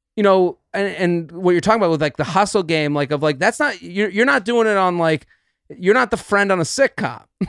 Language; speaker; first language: English; native; English